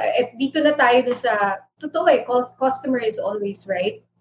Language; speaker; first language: English; non-native, local second language; Iloko